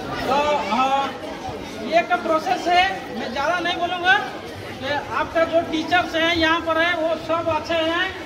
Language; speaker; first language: Hindi; non-native, local second language; Odia